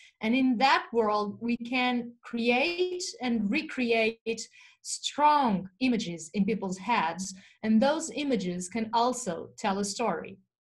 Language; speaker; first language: English; non-native, fluent; Portuguese